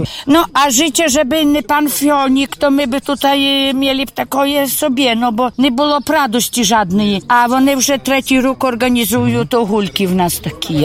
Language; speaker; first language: Polish; non-native, local second language; Ukrainian